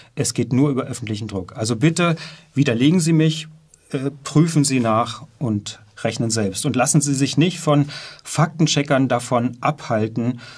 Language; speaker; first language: German; native; German